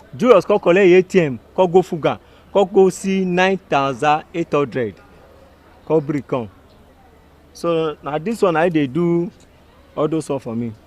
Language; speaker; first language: Nigerian Pidgin; non-native, local second language; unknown